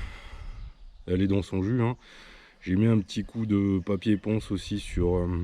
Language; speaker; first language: French; native; French